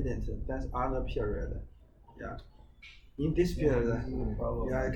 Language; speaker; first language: English; non-native, learner; Chinese